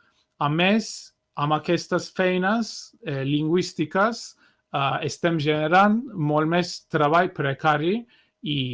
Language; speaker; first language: Catalan; non-native, fluent; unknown